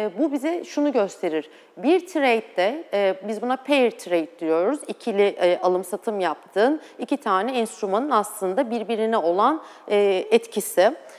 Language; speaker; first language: Turkish; native; Turkish